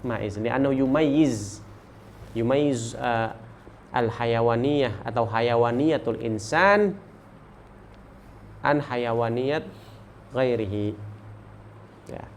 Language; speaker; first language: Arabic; non-native, fluent; Indonesian